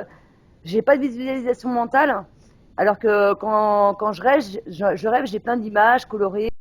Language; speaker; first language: French; native; French